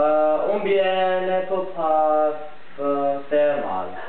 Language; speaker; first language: French; non-native, learner; English